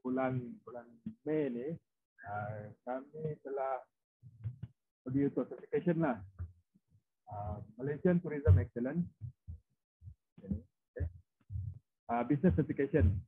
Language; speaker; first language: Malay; non-native, local second language; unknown